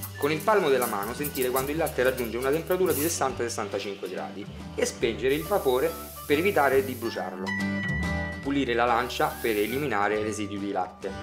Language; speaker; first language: Italian; native; Italian